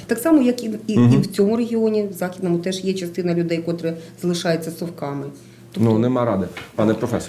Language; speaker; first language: Ukrainian; native; Ukrainian